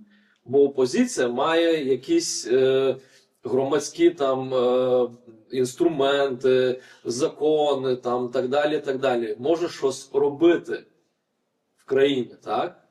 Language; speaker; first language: Ukrainian; non-native, fluent; Lithuanian